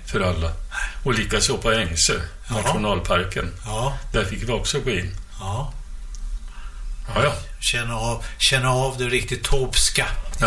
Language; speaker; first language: Swedish; native; Swedish